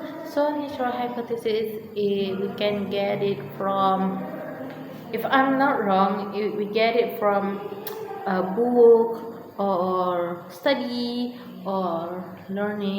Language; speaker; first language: English; non-native, learner; Indonesian